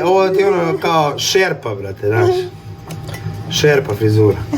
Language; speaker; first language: Croatian; native; Croatian